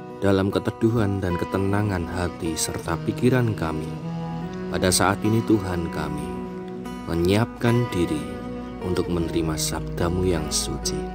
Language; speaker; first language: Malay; non-native, local second language; Javanese